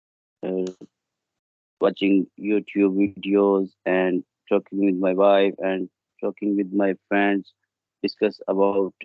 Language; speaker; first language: English; non-native, learner; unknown